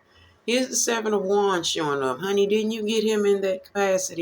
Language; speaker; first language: English; native; English